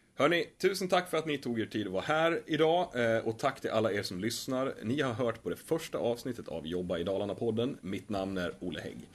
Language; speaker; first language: Swedish; native; Swedish